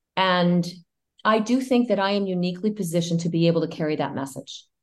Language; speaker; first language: English; early bilingual, other home language; Spanish